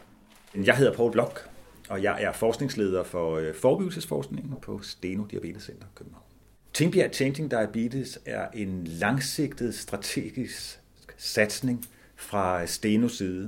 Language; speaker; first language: Danish; native; Danish